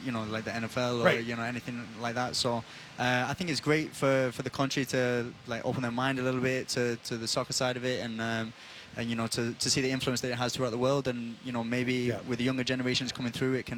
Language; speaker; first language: English; native; English